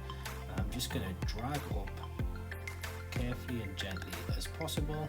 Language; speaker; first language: English; native; English